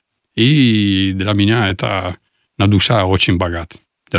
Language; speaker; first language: Russian; non-native, learner; Italian